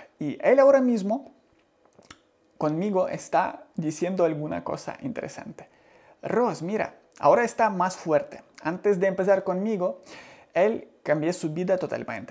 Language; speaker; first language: Spanish; non-native, learner; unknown